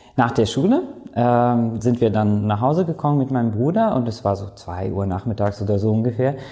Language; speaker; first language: German; non-native, fluent; Latvian